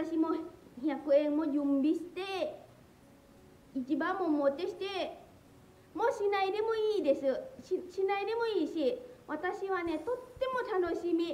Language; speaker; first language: Japanese; non-native, learner; Lao